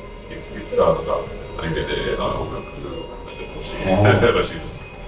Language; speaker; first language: Japanese; non-native, fluent; English